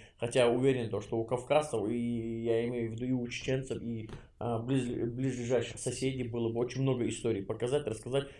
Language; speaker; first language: Russian; non-native, local second language; Chechen